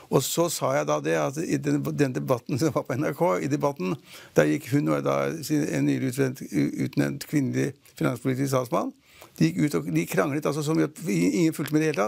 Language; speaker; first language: Norwegian; native; Norwegian